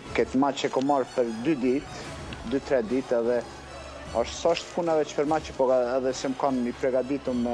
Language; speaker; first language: Albanian; early bilingual, heritage; Albanian